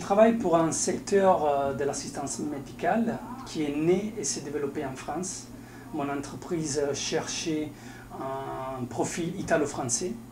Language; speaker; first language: French; non-native, fluent; Italian